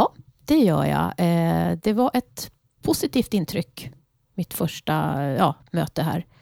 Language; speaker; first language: Swedish; non-native, fluent; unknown